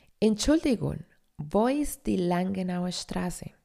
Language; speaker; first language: German; non-native, fluent; Spanish